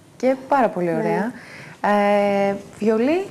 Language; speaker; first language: Greek; native; Greek